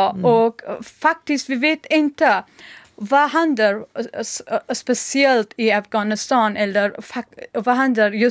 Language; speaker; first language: Swedish; non-native, learner; Persian